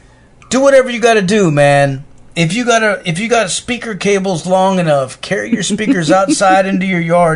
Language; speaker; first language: English; native; English